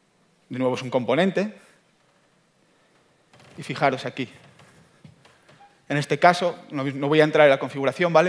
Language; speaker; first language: Spanish; native; Spanish